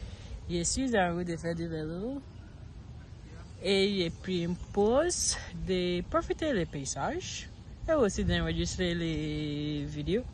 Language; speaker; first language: French; non-native, learner; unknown